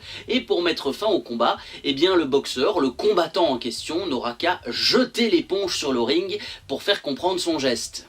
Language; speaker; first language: French; native; French